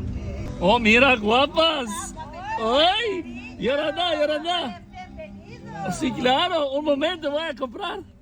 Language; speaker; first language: Spanish; non-native, learner; Albanian